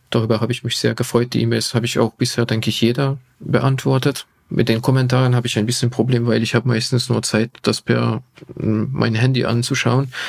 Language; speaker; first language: German; non-native, fluent; Hungarian